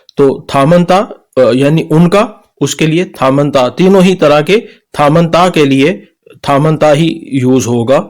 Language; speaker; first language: Urdu; native; Urdu